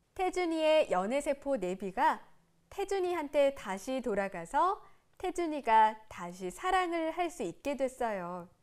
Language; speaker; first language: Korean; native; Korean